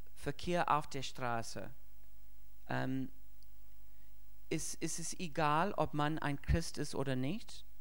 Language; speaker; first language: German; non-native, fluent; English